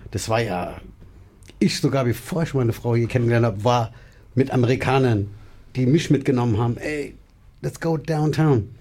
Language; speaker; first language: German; native; German